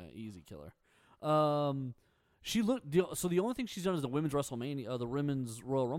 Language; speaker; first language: English; native; English